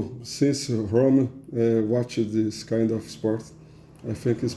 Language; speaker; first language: English; non-native, learner; Portuguese